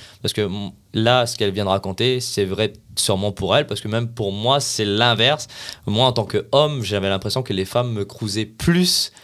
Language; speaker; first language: French; native; French